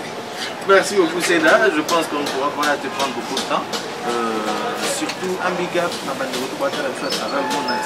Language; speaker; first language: French; non-native, local second language; Lingala